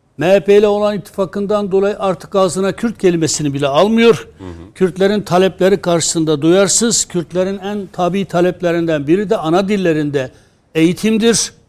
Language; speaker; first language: Turkish; non-native, local second language; Kurdish